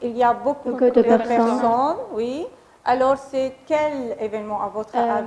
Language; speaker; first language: French; non-native, fluent; Arabic